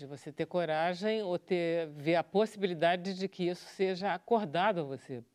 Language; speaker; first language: Portuguese; native; Portuguese